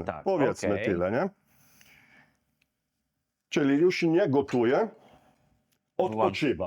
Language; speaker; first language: Polish; non-native, learner; Italian